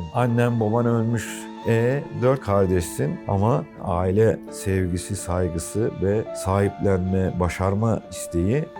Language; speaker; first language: Turkish; native; Turkish